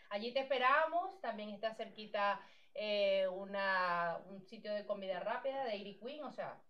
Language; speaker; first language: Spanish; native; Spanish